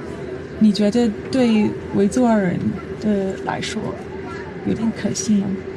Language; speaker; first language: Chinese; non-native, learner; English